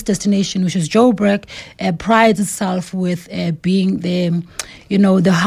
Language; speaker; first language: English; non-native, local second language; Xhosa